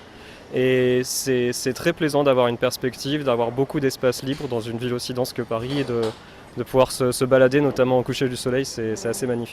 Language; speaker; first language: French; native; French